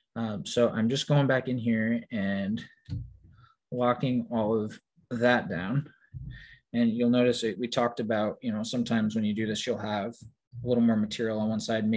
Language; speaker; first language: English; native; English